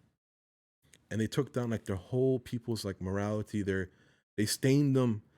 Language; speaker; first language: English; native; English